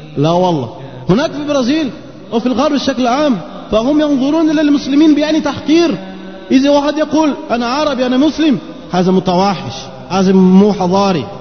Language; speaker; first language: Arabic; non-native, fluent; Portuguese